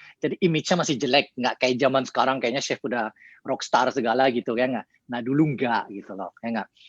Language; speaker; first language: Indonesian; early bilingual, heritage; Indonesian